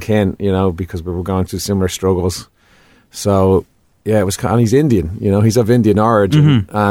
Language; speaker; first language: English; native; English